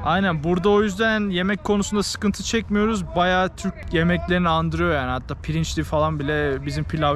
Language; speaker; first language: Turkish; native; Turkish